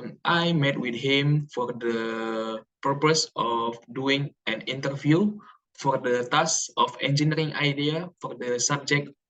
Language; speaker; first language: English; non-native, learner; Indonesian